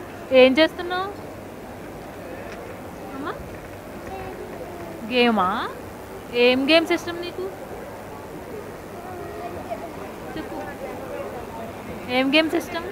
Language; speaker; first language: Telugu; native; Telugu